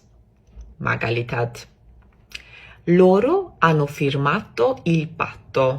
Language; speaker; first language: Italian; non-native, fluent; Georgian